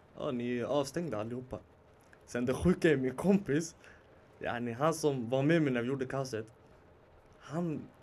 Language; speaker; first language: Swedish; early bilingual, other home language; Somali